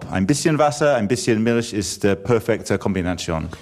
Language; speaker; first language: German; non-native, learner; English